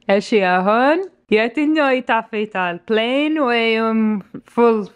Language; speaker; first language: Amharic; non-native, learner; Arabic